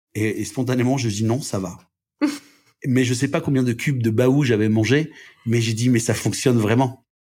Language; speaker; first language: French; native; French